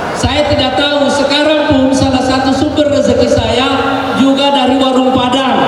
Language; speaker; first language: Indonesian; non-native, local second language; Buginese